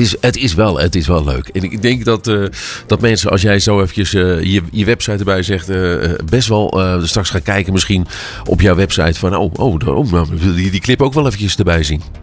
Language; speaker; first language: Dutch; native; Dutch